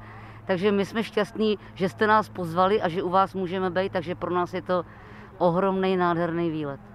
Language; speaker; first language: Czech; native; Czech